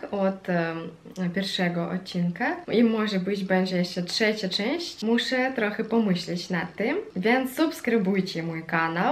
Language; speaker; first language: Polish; non-native, fluent; Russian